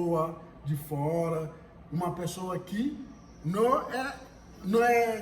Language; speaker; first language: Portuguese; non-native, fluent; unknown